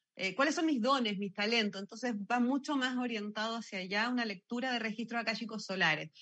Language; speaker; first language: Spanish; native; Spanish